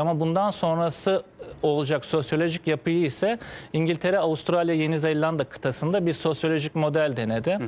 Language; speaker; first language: Turkish; native; Turkish